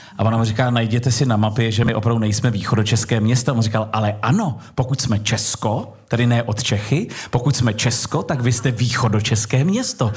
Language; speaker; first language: Czech; native; Czech